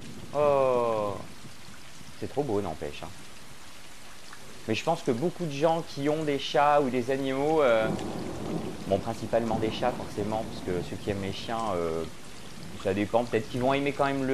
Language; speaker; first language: French; native; French